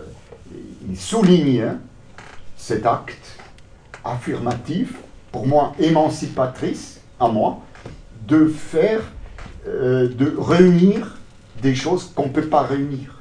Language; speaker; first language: French; non-native, local second language; German